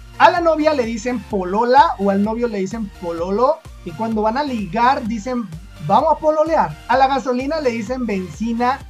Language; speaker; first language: Spanish; native; Spanish